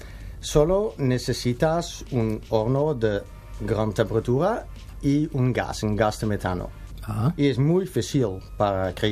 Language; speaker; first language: Spanish; non-native, learner; Dutch